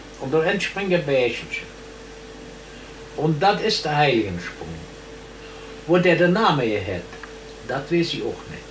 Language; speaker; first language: German; native; German